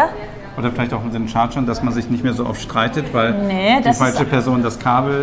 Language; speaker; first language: German; native; German